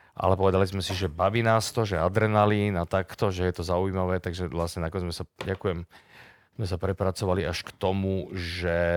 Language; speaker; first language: Slovak; native; Slovak